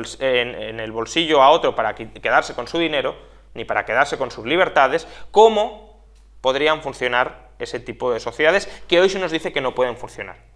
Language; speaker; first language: Spanish; native; Spanish